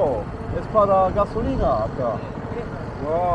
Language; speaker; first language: Spanish; non-native, learner; English